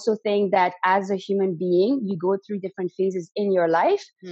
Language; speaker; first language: English; non-native, fluent; French